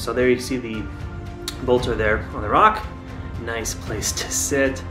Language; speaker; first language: English; native; English